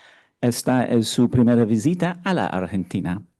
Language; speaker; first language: Spanish; non-native, fluent; English